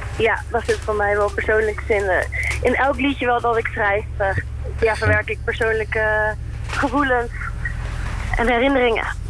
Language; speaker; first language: Dutch; native; Dutch